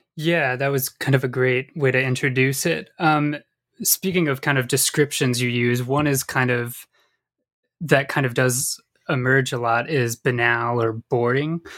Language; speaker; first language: English; native; English